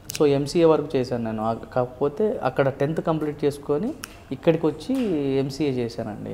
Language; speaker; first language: Telugu; native; Telugu